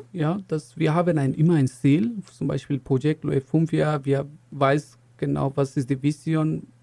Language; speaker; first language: German; non-native, fluent; Bangla